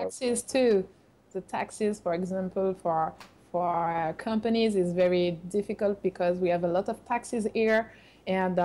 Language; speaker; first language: English; non-native, fluent; French